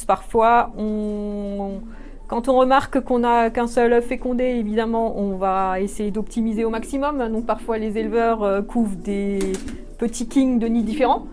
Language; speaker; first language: French; native; French